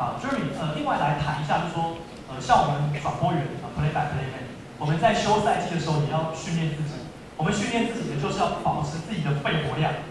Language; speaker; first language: Chinese; native; Chinese